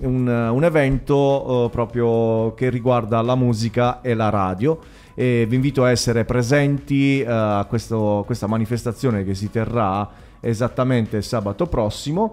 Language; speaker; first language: Italian; native; Italian